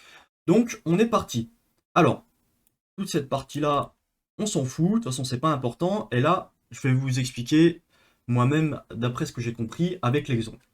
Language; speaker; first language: French; native; French